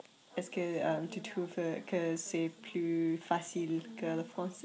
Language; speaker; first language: French; non-native, fluent; English